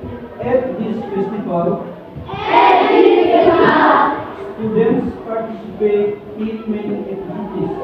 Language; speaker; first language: English; non-native, learner; Indonesian